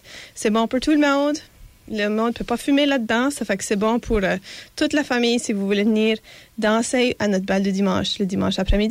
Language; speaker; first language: French; native; French